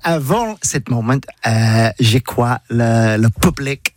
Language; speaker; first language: French; non-native, learner; English